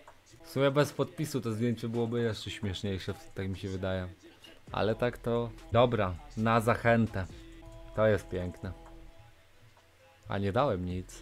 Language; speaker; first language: Polish; native; Polish